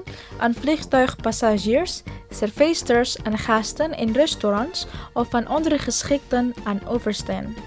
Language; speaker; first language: Dutch; non-native, learner; Indonesian